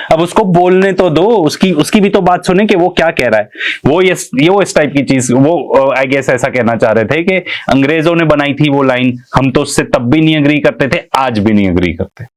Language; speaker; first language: Urdu; native; Urdu